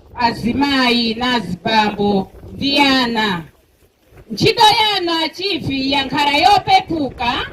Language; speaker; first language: Nyanja; non-native, local second language; Tumbuka